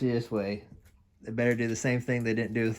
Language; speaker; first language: English; native; English